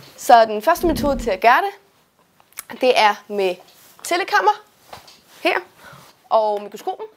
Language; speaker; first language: Danish; early bilingual, heritage; Danish